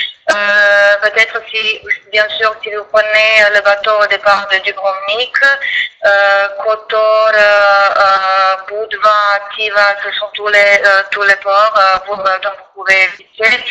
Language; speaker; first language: French; non-native, fluent; Croatian